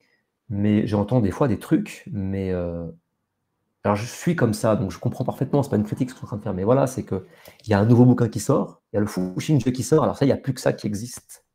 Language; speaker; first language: French; native; French